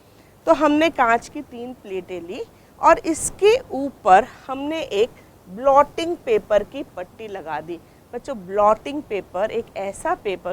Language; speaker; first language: Hindi; native; Hindi